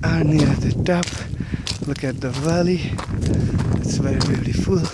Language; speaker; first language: English; non-native, learner; French